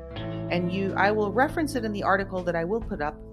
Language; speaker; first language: English; native; English